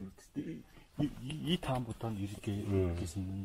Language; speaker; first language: Korean; non-native, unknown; Mongolian